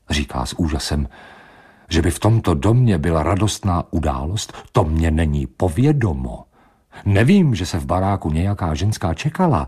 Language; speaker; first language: Czech; native; Czech